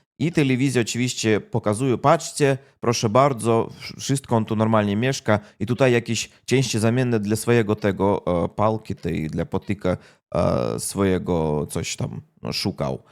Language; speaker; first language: Polish; non-native, fluent; Russian